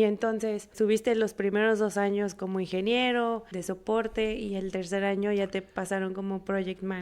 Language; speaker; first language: Spanish; native; Spanish